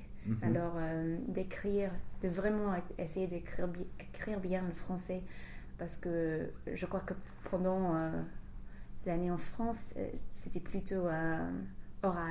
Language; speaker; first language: French; non-native, fluent; English